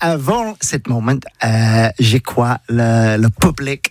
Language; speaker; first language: French; non-native, learner; English